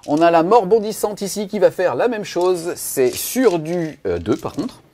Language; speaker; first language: French; native; French